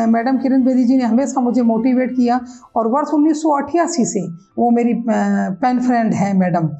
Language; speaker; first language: Hindi; native; Hindi